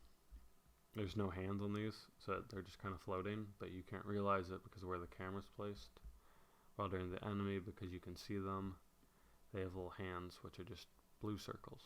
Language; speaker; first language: English; native; English